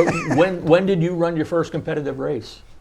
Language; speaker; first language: English; native; English